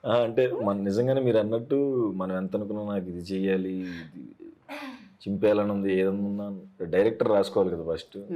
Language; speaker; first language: Telugu; native; Telugu